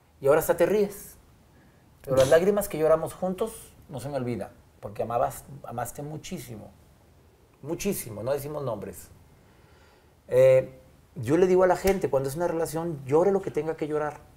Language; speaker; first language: Spanish; native; Spanish